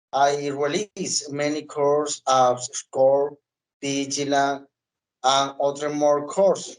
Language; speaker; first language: English; non-native, learner; Spanish